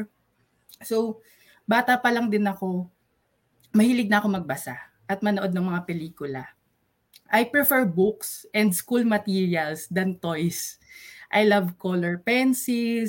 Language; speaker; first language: English; non-native, local second language; Pampanga